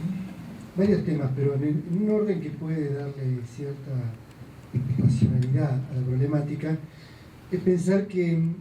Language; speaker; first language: Spanish; native; Spanish